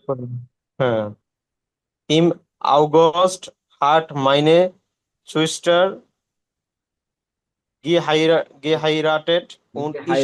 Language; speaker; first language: German; non-native, learner; Bangla